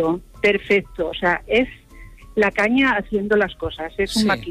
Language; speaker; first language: Spanish; native; Spanish